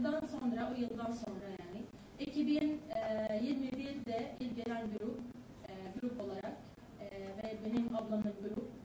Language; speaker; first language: Turkish; non-native, learner; Arabic